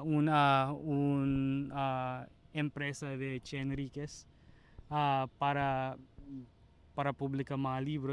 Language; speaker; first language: Spanish; non-native, learner; Chavacano